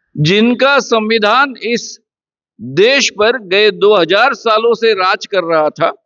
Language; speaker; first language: Hindi; non-native, local second language; Marathi